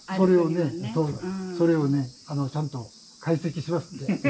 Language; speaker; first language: Japanese; native; Japanese